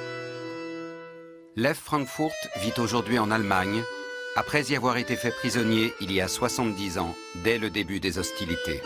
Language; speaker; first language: French; native; French